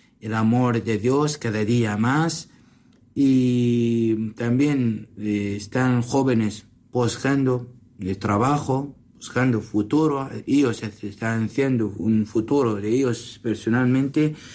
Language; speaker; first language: Spanish; non-native, learner; Assyrian Neo-Aramaic